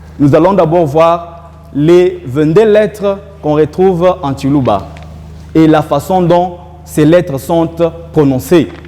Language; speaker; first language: French; non-native, local second language; Luba-Lulua